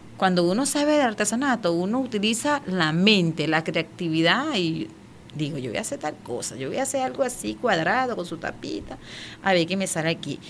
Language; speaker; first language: Spanish; non-native, local second language; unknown